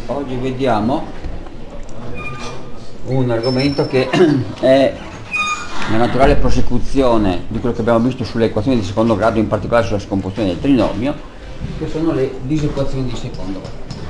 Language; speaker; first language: Italian; native; Italian